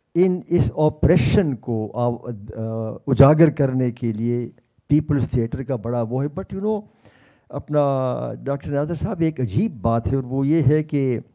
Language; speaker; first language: Urdu; native; Urdu